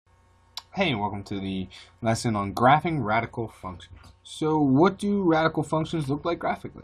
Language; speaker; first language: English; native; English